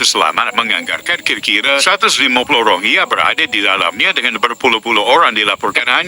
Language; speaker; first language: Malay; native; Malay